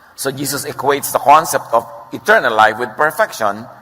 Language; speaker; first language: English; non-native, local second language; Filipino